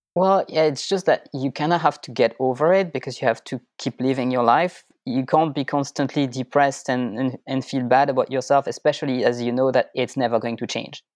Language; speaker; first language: English; non-native, fluent; French